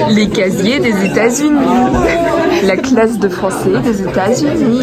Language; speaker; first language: French; native; French